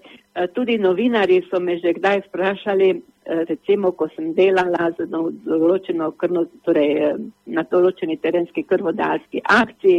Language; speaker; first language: Slovenian; native; Slovenian